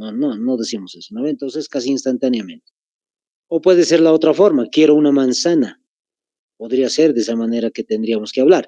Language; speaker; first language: Spanish; native; Spanish